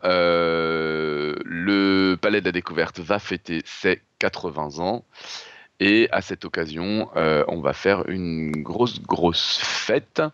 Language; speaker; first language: French; native; French